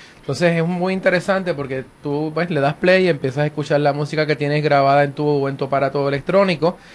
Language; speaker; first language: Spanish; native; Spanish